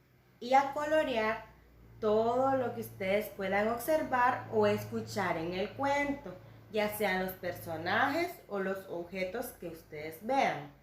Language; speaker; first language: Spanish; native; Spanish